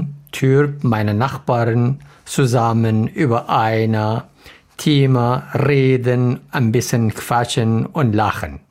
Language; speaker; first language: German; non-native, learner; Arabic